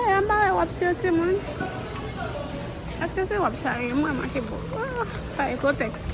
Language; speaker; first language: French; non-native, learner; Haitian Creole